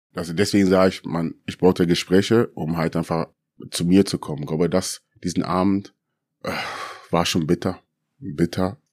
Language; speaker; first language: German; early bilingual, other home language; Akan